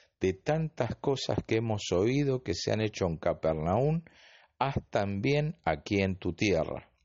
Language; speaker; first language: Spanish; native; Spanish